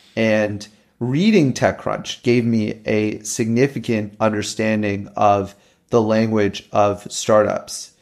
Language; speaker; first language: English; native; English